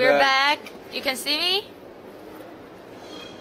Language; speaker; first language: English; non-native, learner; Korean